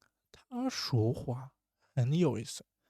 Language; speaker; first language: Chinese; non-native, learner; Russian